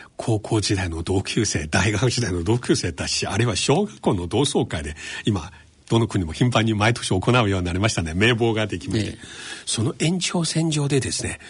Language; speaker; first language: Japanese; non-native, fluent; Chinese